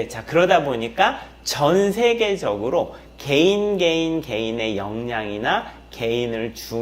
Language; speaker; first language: Korean; native; Korean